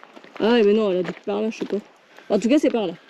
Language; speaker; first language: French; native; French